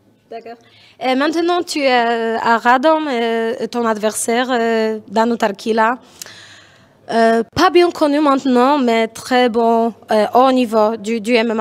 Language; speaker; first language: French; non-native, learner; Polish